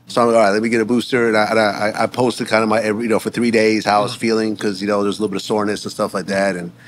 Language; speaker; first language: English; native; English